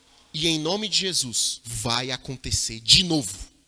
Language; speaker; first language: Portuguese; native; Portuguese